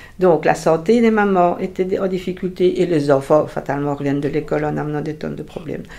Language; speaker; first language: French; native; French